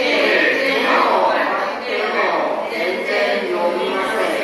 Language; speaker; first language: Japanese; non-native, learner; Chinese